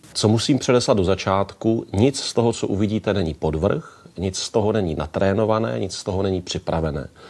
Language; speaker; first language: Czech; native; Czech